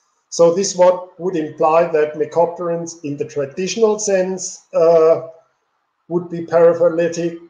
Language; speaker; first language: English; non-native, fluent; German